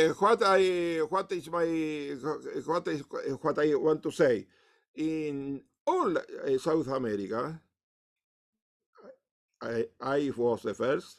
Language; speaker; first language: English; non-native, learner; Spanish